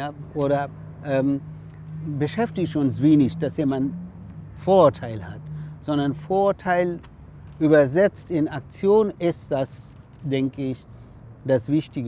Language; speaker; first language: German; non-native, fluent; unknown